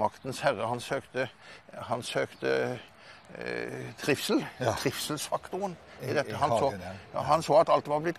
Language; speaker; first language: Norwegian; native; Norwegian